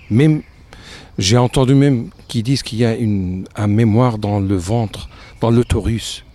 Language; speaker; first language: French; non-native, fluent; Arabic